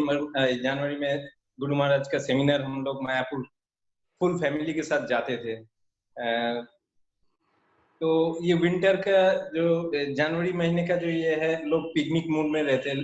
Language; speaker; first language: Hindi; native; Hindi